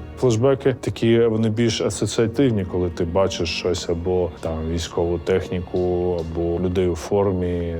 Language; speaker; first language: Ukrainian; native; Ukrainian